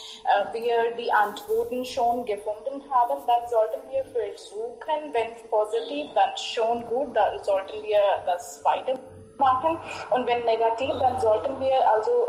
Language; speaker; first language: German; non-native, learner; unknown